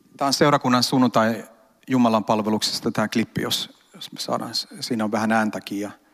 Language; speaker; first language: Finnish; early bilingual, heritage; Finnish